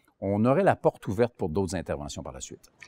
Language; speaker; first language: French; native; French